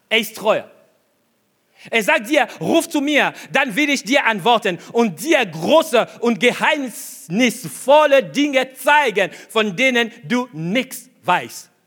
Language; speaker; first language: German; non-native, fluent; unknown